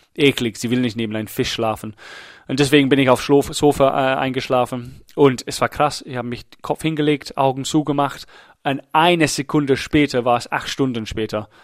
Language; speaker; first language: German; non-native, fluent; English